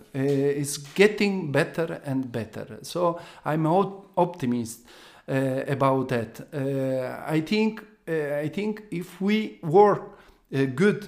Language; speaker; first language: English; non-native, learner; Italian